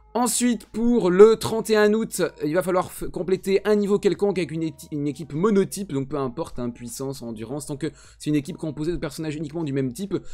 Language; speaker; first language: French; native; French